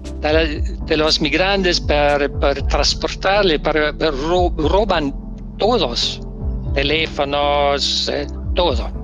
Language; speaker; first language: Spanish; non-native, learner; Danish